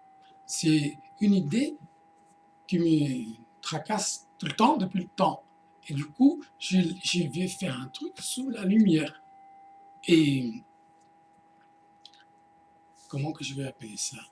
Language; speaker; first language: French; non-native, fluent; Portuguese